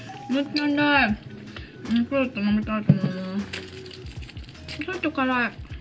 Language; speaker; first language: Japanese; early bilingual, heritage; Japanese